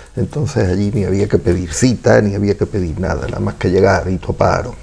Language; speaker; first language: Spanish; native; Spanish